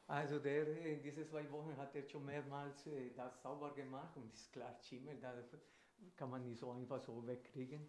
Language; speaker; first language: German; non-native, fluent; Spanish